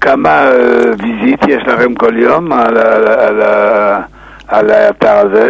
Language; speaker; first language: Hebrew; non-native, fluent; English